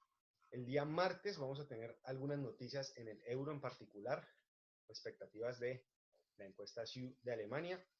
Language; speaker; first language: Spanish; native; Spanish